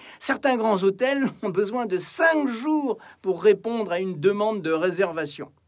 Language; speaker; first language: French; native; French